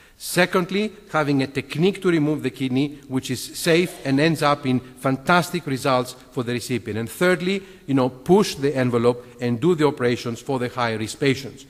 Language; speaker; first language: English; non-native, fluent; Greek